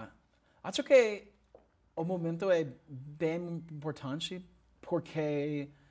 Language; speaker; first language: Portuguese; non-native, learner; English